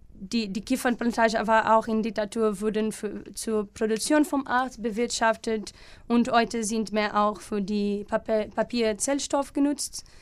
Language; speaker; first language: German; non-native, fluent; Portuguese